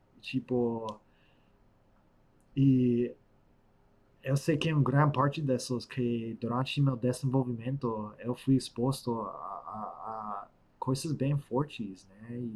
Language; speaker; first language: Portuguese; non-native, fluent; English